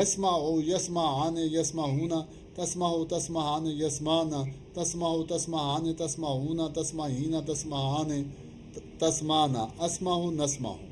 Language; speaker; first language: Arabic; non-native, fluent; Urdu